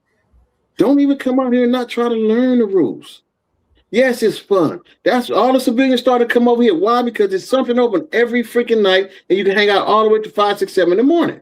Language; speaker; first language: English; native; English